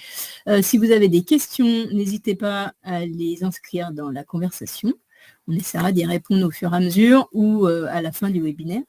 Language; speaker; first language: French; native; French